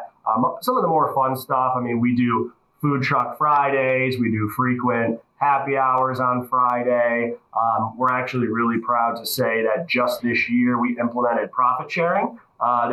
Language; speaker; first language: English; native; English